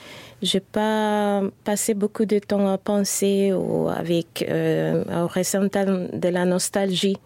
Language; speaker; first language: French; non-native, fluent; Spanish